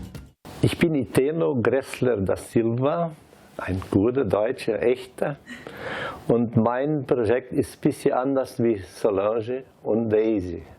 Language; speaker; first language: German; early bilingual, heritage; German